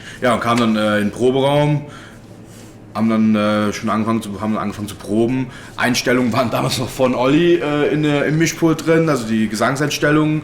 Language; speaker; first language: German; native; German